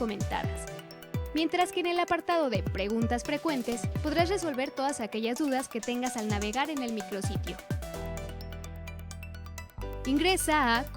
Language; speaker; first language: Spanish; native; Spanish